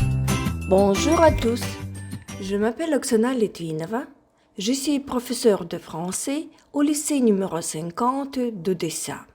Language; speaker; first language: French; non-native, fluent; Ukrainian